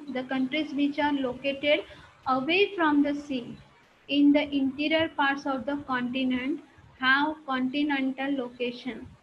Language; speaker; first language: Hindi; non-native, local second language; Marathi